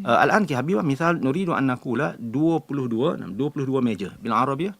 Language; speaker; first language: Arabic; non-native, fluent; Malay